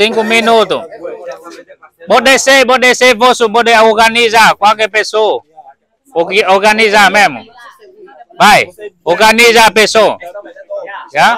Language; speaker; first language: Portuguese; non-native, learner; Vietnamese